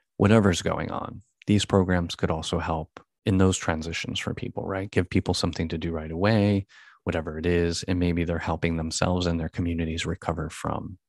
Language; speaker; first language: English; native; English